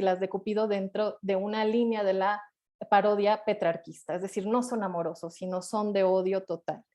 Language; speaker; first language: Spanish; native; Spanish